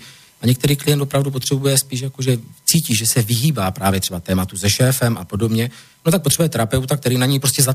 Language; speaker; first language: Czech; native; Czech